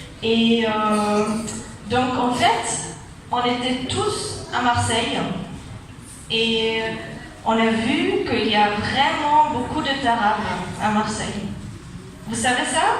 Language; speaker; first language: French; non-native, fluent; German